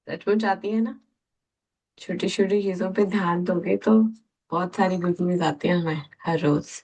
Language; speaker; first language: Hindi; native; Hindi